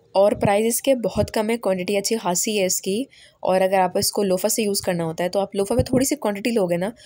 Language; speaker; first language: Urdu; native; Urdu